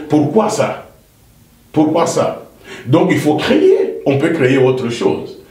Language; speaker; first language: French; non-native, local second language; Lingala